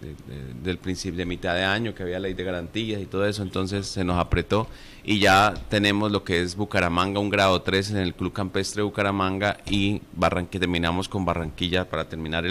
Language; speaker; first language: Spanish; native; Spanish